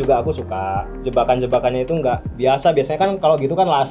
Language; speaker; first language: Indonesian; native; Indonesian